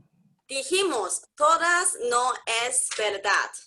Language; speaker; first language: Spanish; non-native, learner; English